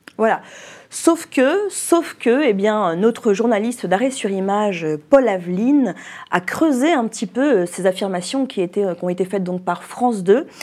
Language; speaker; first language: French; native; French